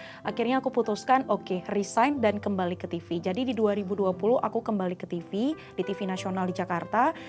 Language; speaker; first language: Indonesian; native; Indonesian